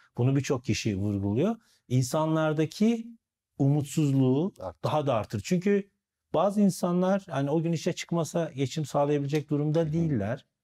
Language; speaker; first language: Turkish; native; Turkish